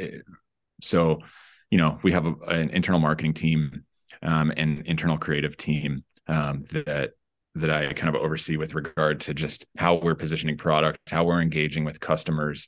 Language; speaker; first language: English; native; English